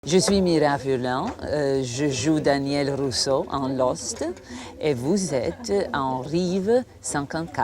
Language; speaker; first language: French; non-native, fluent; Croatian